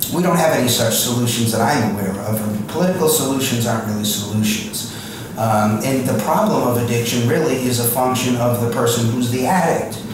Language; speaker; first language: English; native; English